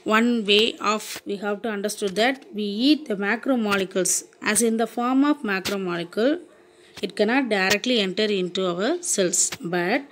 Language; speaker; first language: English; non-native, local second language; Tamil